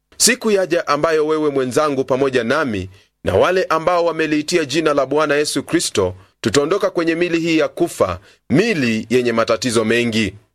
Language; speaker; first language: Swahili; non-native, local second language; Luyia